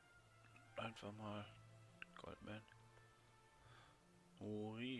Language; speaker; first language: German; native; German